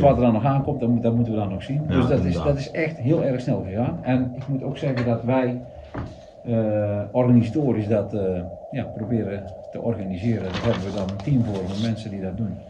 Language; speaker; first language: Dutch; native; Dutch